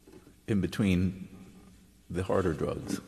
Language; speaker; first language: English; native; English